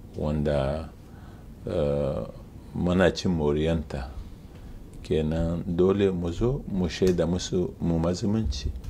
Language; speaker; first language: Hausa; non-native, local second language; Arabic